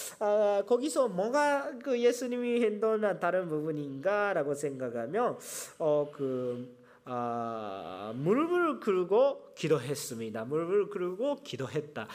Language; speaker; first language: Korean; non-native, fluent; Japanese